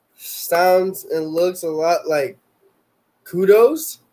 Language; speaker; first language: English; non-native, fluent; Spanish